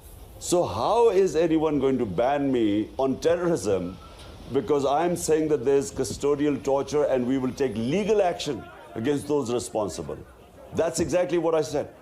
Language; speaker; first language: English; non-native, local second language; Urdu